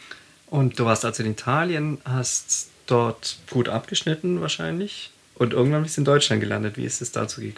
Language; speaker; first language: German; native; German